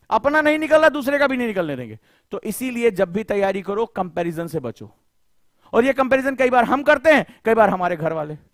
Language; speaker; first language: Hindi; native; Hindi